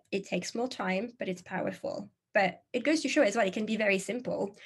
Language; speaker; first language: English; non-native, fluent; French